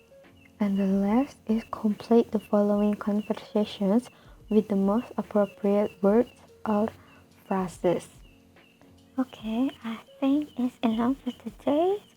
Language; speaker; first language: English; non-native, fluent; Indonesian